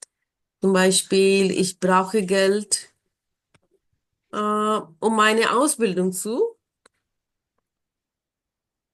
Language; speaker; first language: German; non-native, fluent; Urdu